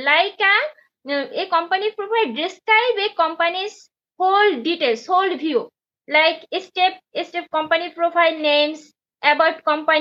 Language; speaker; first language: English; non-native, learner; Bangla